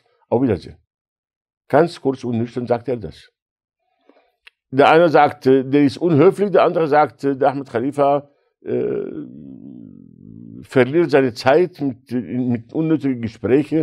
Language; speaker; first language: German; non-native, fluent; Arabic